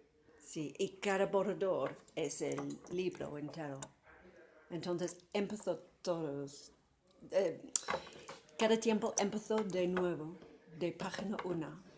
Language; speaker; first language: Spanish; non-native, fluent; English